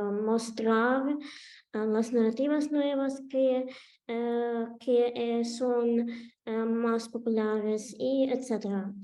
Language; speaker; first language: Spanish; non-native, fluent; Ukrainian